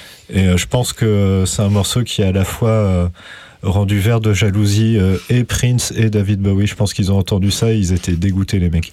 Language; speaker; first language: French; native; French